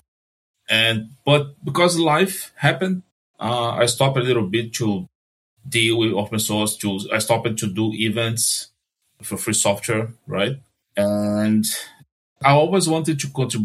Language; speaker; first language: English; non-native, fluent; Portuguese